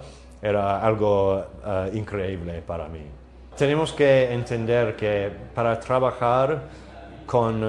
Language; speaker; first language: Spanish; non-native, learner; English